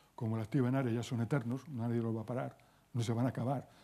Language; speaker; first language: Spanish; native; Spanish